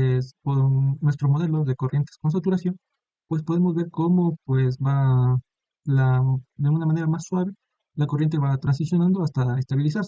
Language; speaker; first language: Spanish; native; Spanish